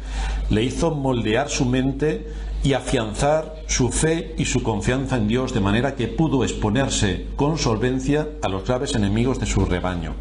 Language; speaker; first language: Spanish; native; Spanish